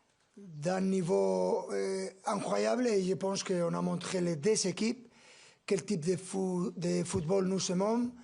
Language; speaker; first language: French; non-native, fluent; Spanish